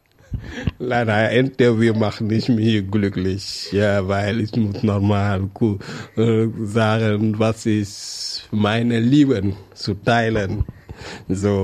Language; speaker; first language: German; non-native, learner; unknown